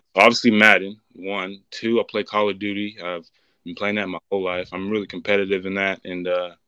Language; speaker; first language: English; native; English